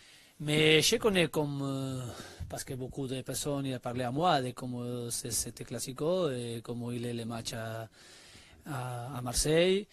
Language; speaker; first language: French; non-native, learner; Spanish